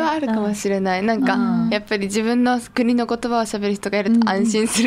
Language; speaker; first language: Japanese; native; Japanese